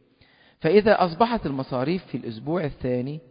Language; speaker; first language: Arabic; native; Arabic